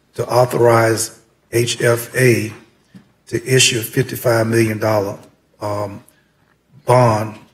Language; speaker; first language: English; native; English